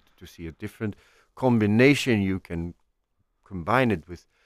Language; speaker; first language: English; non-native, fluent; Icelandic